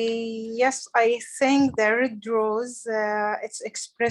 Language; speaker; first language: English; non-native, learner; Arabic